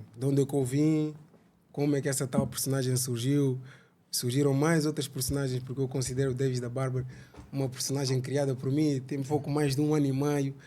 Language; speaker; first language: Portuguese; early bilingual, other home language; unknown